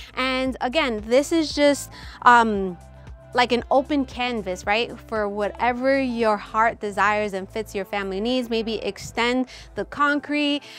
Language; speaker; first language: English; native; English